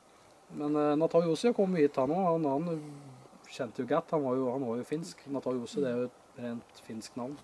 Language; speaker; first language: Norwegian; native; Norwegian